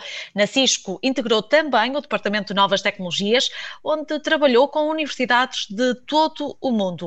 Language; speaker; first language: Portuguese; native; Portuguese